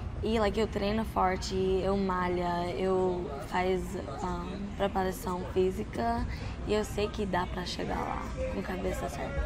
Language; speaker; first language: Portuguese; early bilingual, heritage; Portuguese